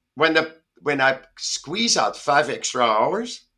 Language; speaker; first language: English; non-native, fluent; German